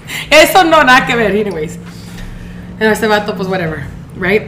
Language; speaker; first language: Spanish; early bilingual, heritage; Spanish